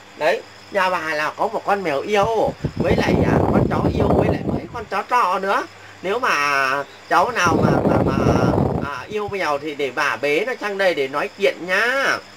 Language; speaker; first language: Vietnamese; non-native, local second language; Muong